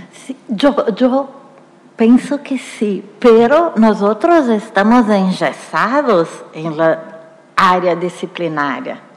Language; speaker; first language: Spanish; non-native, fluent; Portuguese